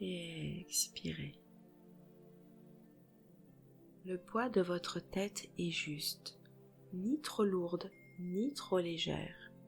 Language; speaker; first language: French; native; French